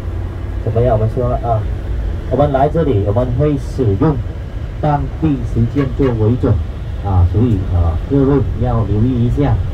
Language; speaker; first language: Chinese; non-native, fluent; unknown